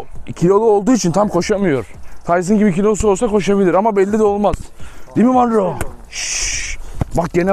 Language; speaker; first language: Turkish; native; Turkish